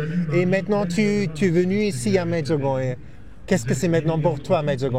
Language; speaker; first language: French; non-native, fluent; German